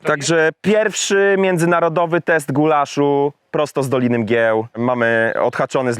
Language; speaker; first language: Polish; native; Polish